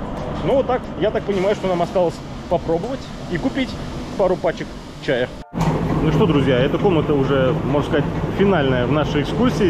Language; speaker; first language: Russian; native; Russian